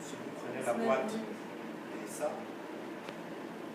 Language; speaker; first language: French; non-native, fluent; Hebrew